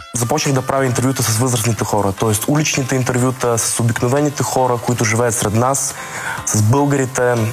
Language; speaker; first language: Bulgarian; early bilingual, other home language; Russian